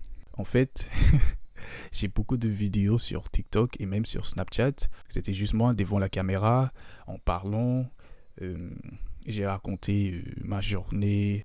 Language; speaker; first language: French; non-native, fluent; English